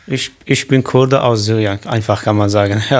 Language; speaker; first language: German; non-native, learner; Kurdish